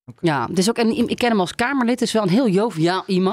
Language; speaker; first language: Dutch; native; Dutch